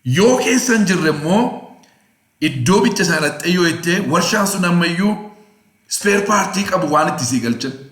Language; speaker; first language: Oromo; non-native, local second language; Amharic